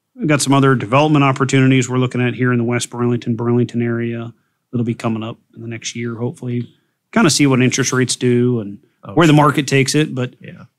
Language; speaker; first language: English; native; English